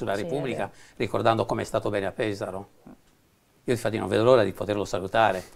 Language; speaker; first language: Italian; native; Italian